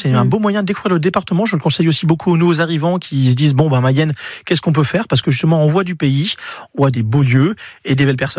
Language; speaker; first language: French; native; French